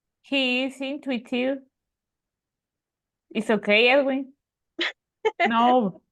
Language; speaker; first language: English; non-native, learner; Spanish